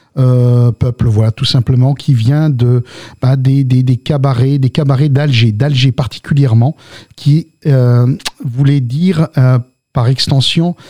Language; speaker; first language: French; early bilingual, other home language; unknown